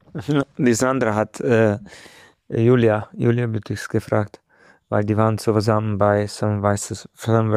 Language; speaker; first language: German; non-native, fluent; Hungarian